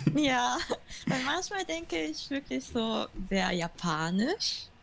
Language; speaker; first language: German; early bilingual, other home language; Japanese